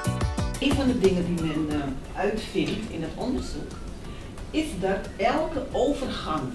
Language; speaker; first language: Dutch; native; Dutch